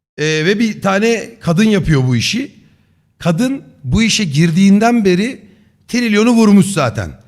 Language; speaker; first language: Turkish; native; Turkish